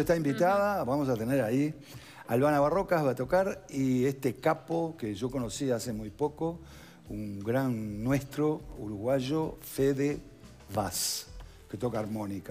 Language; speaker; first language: Spanish; native; Spanish